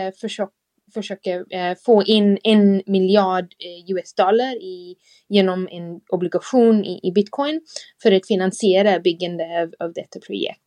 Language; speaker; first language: Swedish; non-native, fluent; English